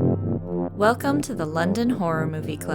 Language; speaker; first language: English; native; English